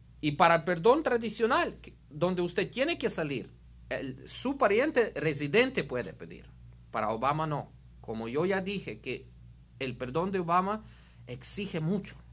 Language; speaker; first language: Spanish; non-native, fluent; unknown